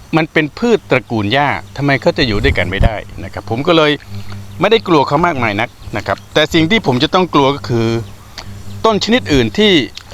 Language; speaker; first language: Thai; non-native, local second language; Khmer